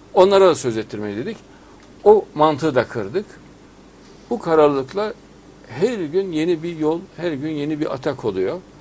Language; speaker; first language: Turkish; native; Turkish